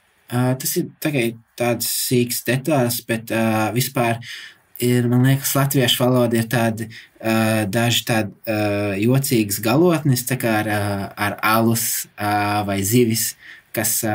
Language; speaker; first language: Latvian; early bilingual, heritage; English